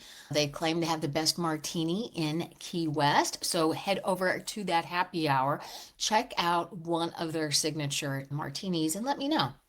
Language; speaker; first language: English; native; English